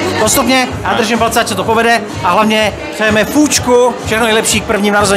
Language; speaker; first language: Czech; native; Czech